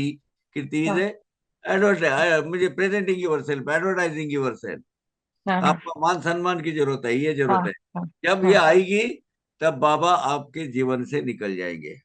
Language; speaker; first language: Hindi; native; Hindi